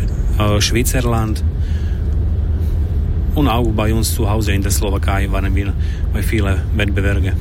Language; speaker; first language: German; non-native, fluent; Slovak